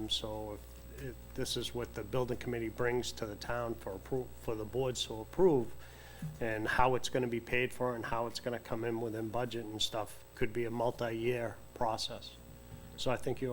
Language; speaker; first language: English; native; English